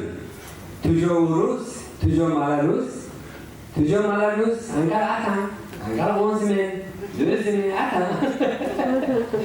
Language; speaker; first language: French; non-native, learner; Tibetan